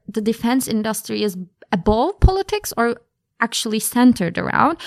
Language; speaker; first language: English; non-native, fluent; Turkish